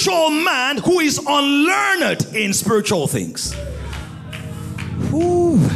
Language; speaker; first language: English; non-native, local second language; Yoruba